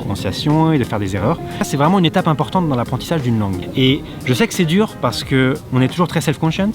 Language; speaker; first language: French; native; French